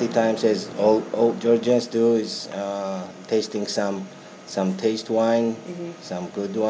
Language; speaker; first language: English; non-native, learner; Georgian